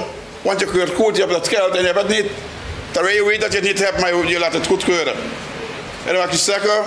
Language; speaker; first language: Dutch; non-native, local second language; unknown